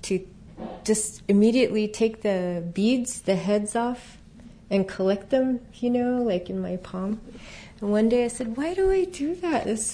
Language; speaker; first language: English; native; English